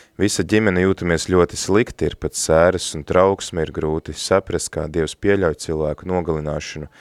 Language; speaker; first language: Latvian; native; Latvian